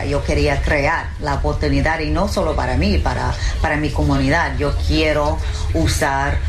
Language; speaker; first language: Spanish; early bilingual, heritage; English